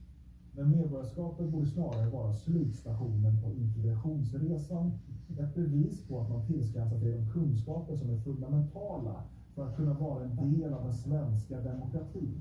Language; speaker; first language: Swedish; native; Swedish